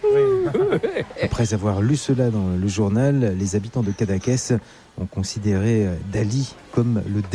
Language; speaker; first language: French; native; French